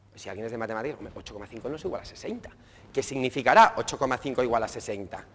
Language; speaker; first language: Spanish; native; Spanish